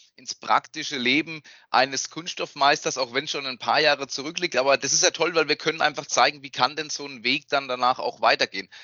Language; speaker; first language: German; native; German